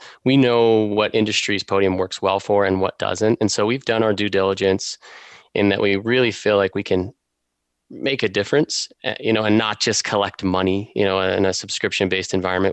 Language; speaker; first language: English; native; English